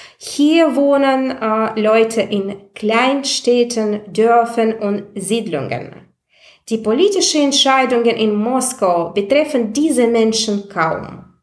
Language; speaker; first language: German; non-native, fluent; Russian